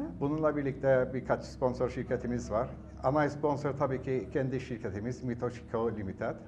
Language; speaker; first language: Turkish; early bilingual, heritage; Turkish